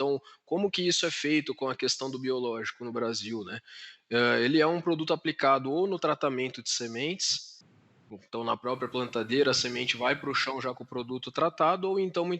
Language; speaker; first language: Portuguese; native; Portuguese